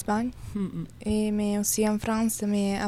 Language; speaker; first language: French; non-native, learner; Italian